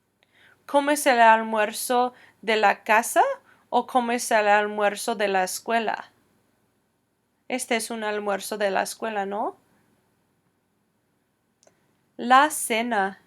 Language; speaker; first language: Spanish; non-native, fluent; English